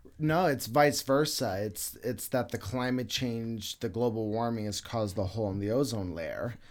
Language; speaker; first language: English; native; English